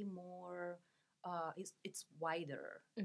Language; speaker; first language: English; non-native, fluent; Spanish